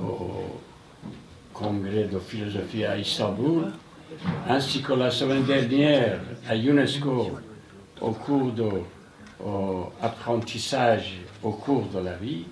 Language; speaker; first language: French; non-native, fluent; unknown